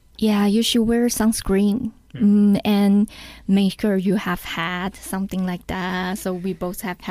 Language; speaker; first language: English; non-native, learner; Chinese